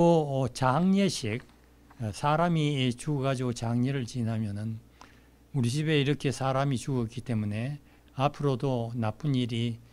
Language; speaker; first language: Korean; native; Korean